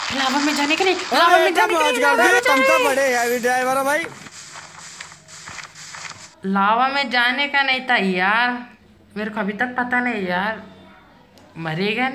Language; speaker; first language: Hindi; native; Hindi